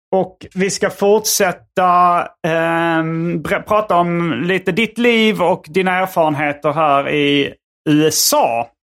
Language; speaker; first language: Swedish; native; Swedish